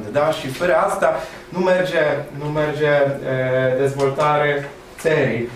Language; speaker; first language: Romanian; non-native, fluent; Polish